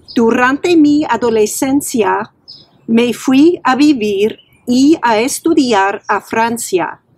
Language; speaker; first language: Spanish; non-native, fluent; English